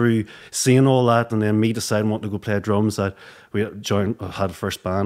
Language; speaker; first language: English; native; English